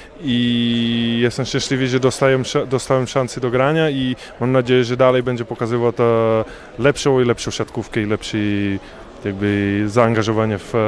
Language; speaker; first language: Polish; non-native, learner; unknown